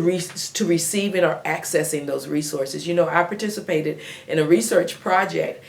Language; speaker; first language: English; native; English